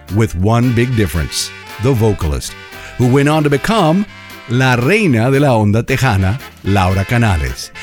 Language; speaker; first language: English; early bilingual, other home language; Spanish